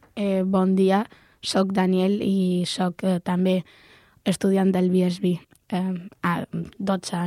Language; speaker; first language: Catalan; non-native, local second language; Spanish